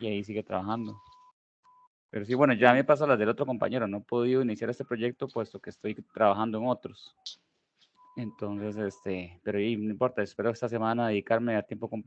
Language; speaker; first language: Spanish; native; Spanish